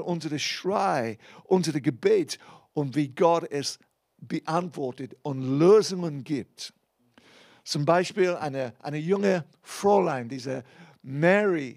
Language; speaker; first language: German; non-native, fluent; English